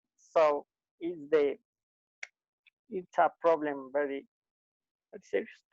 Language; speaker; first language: English; non-native, learner; Spanish